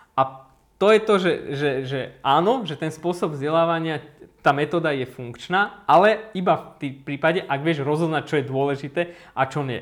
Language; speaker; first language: Slovak; early bilingual, other home language; Armenian